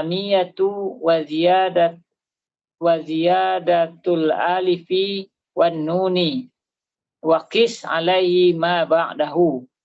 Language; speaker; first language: Arabic; non-native, learner; Indonesian